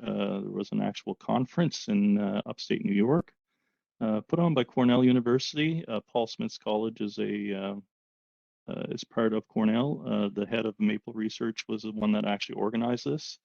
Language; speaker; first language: English; native; English